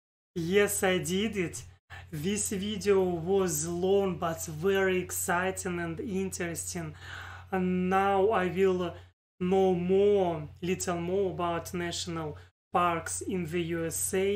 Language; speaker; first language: English; non-native, learner; Russian